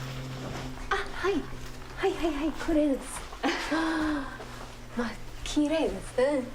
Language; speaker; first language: Japanese; non-native, fluent; German